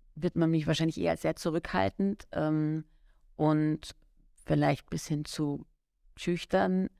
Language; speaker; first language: German; native; German